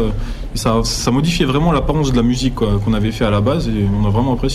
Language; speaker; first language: French; native; French